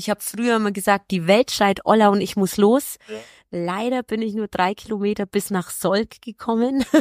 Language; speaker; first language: German; early bilingual, other home language; Polish